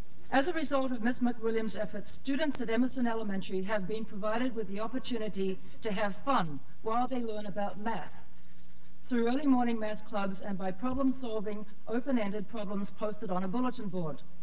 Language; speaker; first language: English; native; English